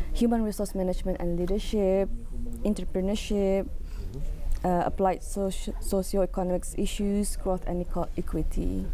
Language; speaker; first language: English; non-native, local second language; Malay